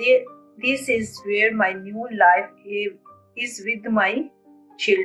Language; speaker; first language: English; non-native, learner; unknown